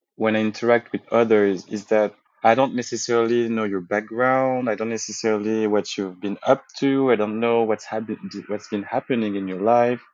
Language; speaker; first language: English; early bilingual, other home language; French